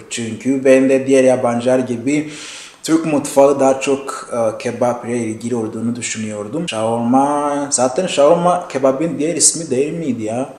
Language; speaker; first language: Turkish; non-native, fluent; Arabic